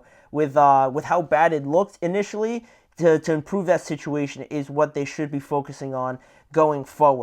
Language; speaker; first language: English; native; English